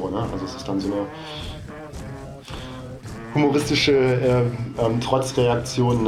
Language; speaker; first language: German; native; German